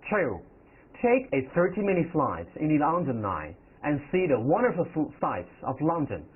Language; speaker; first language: English; non-native, fluent; Chinese